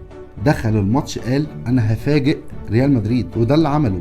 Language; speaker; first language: Arabic; native; Arabic